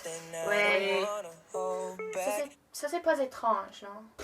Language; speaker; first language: French; non-native, learner; English